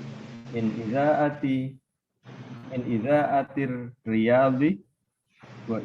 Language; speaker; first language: Arabic; non-native, learner; Indonesian